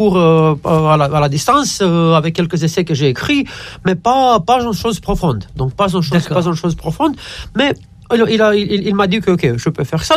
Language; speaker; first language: French; non-native, fluent; Romanian